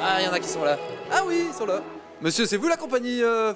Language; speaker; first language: French; native; French